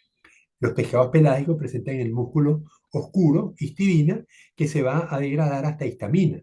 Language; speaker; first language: Spanish; native; Spanish